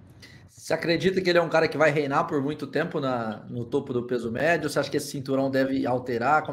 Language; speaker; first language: Portuguese; native; Portuguese